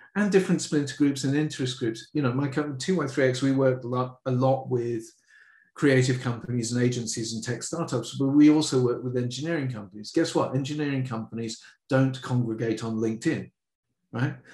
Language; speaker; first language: English; native; English